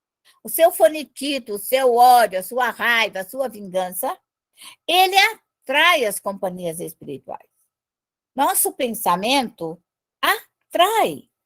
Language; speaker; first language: Portuguese; native; Portuguese